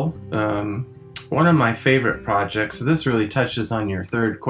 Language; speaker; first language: English; early bilingual, other home language; French